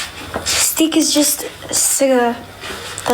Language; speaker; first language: English; non-native, learner; Amharic